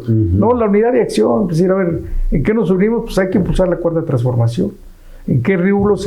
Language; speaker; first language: Spanish; native; Spanish